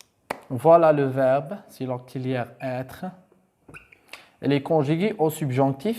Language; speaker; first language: French; non-native, local second language; Arabic